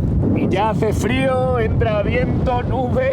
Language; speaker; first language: Spanish; native; Spanish